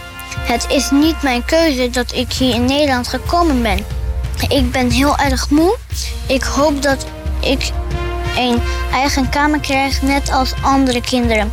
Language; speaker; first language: Dutch; early bilingual, other home language; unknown